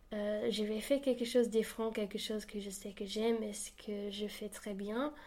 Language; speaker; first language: French; non-native, fluent; English